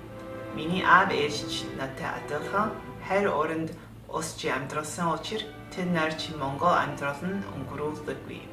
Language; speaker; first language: Mongolian; early bilingual, heritage; Mongolian